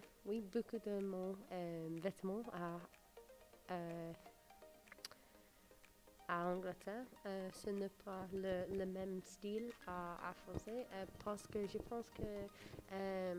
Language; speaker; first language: French; non-native, learner; English